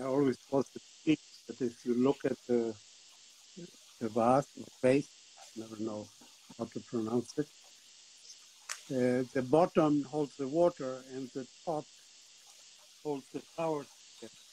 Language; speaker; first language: English; non-native, fluent; Spanish